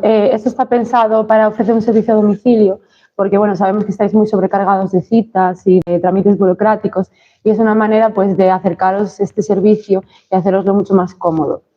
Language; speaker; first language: Spanish; native; Spanish